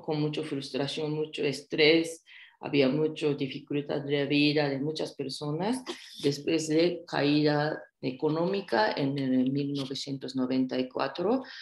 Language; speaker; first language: Spanish; non-native, fluent; Japanese